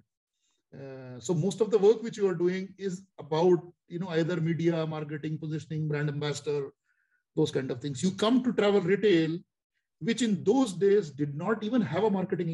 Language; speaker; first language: English; non-native, local second language; Hindi